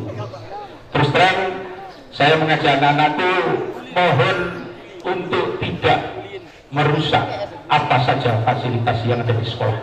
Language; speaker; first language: Indonesian; native; Indonesian